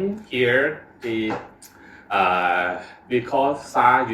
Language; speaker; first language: English; non-native, learner; Thai